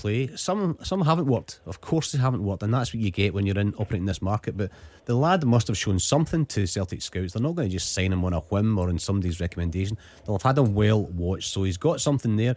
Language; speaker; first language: English; native; English